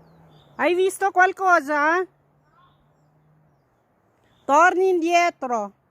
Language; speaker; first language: Italian; non-native, fluent; Filipino